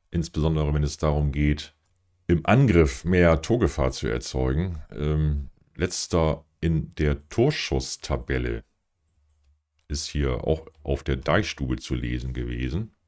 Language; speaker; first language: German; native; German